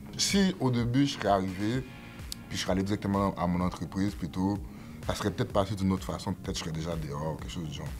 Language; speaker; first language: French; non-native, local second language; English